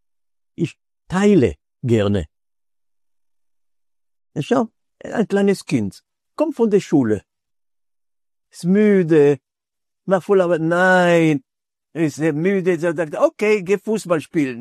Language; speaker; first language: German; non-native, fluent; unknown